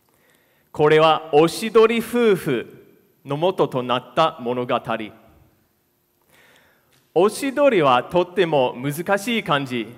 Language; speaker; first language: Japanese; non-native, fluent; English